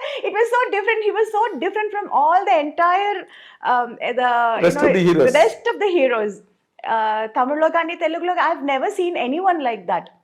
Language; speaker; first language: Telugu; non-native, local second language; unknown